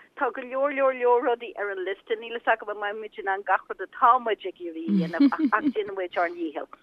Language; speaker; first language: Irish; early bilingual, heritage; Irish